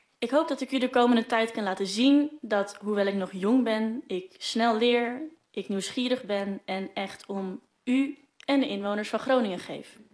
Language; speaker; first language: Dutch; non-native, local second language; Western Frisian